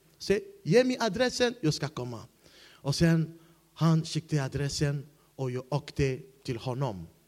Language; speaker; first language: Swedish; non-native, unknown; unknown